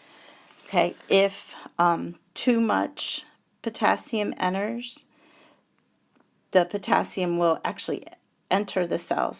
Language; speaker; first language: English; native; English